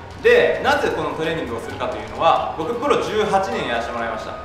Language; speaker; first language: Japanese; native; Japanese